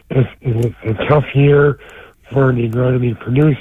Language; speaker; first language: English; native; English